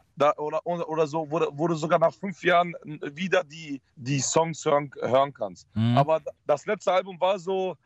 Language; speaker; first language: German; early bilingual, other home language; Dutch